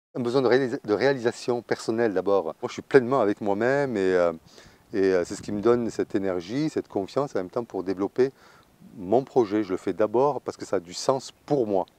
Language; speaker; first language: French; native; French